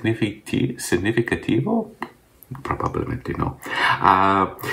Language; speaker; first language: Spanish; non-native, learner; English